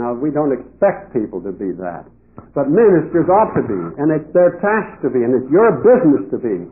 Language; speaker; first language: English; non-native, fluent; Dutch